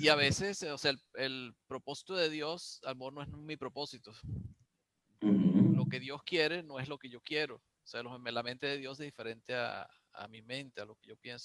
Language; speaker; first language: Spanish; native; Spanish